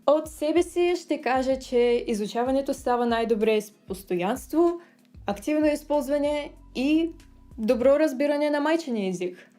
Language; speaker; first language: Bulgarian; early bilingual, other home language; Russian